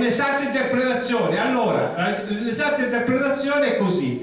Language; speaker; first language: Italian; native; Italian